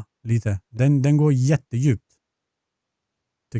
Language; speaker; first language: Swedish; non-native, fluent; Turkish